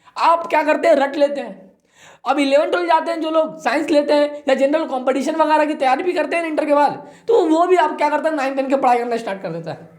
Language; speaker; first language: Hindi; native; Hindi